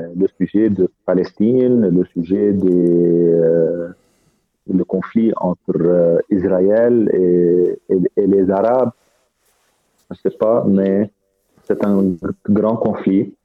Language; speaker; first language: French; non-native, fluent; Arabic